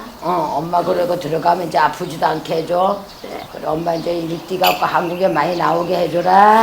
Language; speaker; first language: Korean; native; Korean